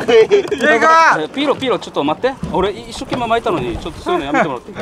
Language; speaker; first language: Japanese; native; Japanese